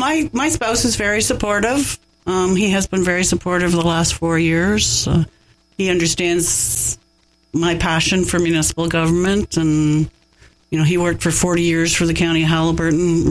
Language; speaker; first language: English; native; English